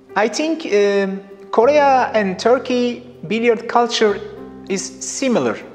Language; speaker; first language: English; non-native, fluent; Turkish